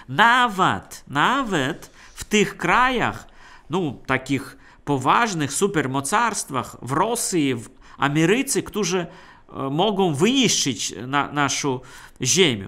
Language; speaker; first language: Polish; non-native, fluent; Russian